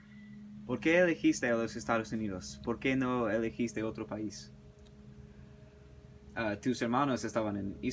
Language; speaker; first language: Spanish; early bilingual, heritage; English